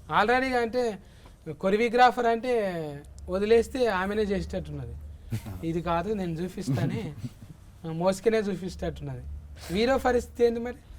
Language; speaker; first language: Telugu; native; Telugu